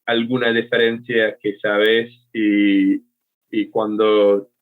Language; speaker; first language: Spanish; non-native, fluent; English